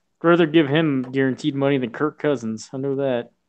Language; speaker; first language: English; native; English